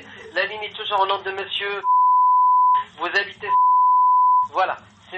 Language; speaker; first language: French; native; French